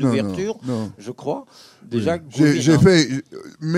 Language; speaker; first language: French; native; French